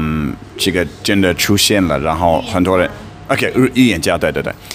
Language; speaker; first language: Chinese; non-native, fluent; English